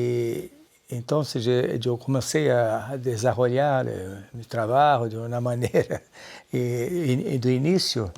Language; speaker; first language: Spanish; non-native, learner; Portuguese